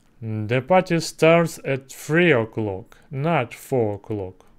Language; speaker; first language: English; non-native, learner; Russian